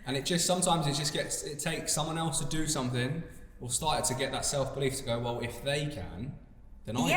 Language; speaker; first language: English; native; English